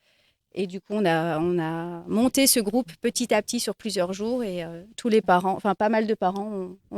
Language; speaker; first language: French; native; French